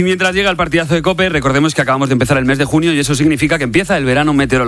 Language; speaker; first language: Spanish; native; Spanish